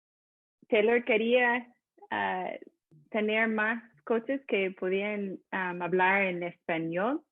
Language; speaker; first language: Spanish; non-native, fluent; English